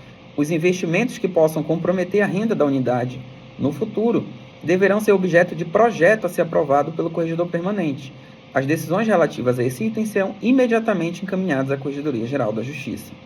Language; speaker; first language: Portuguese; native; Portuguese